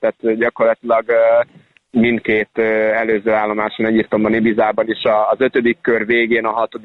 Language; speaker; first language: Hungarian; native; Hungarian